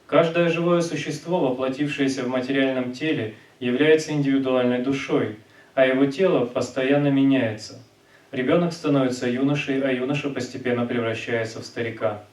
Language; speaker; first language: Russian; native; Russian